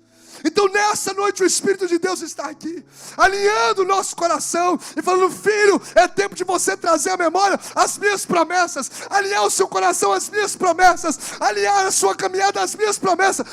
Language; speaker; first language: Portuguese; native; Portuguese